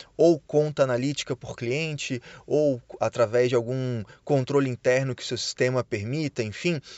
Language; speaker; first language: Portuguese; native; Portuguese